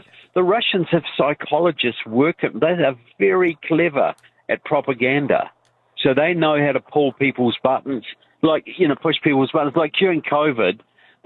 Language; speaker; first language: English; native; English